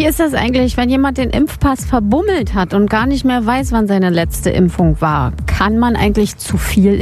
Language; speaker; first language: German; native; German